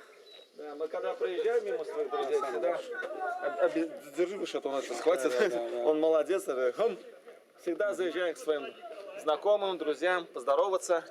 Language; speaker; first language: Russian; native; Russian